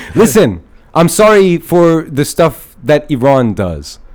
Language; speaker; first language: English; early bilingual, other home language; Persian